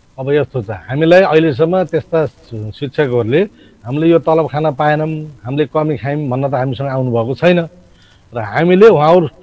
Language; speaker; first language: Nepali; native; Nepali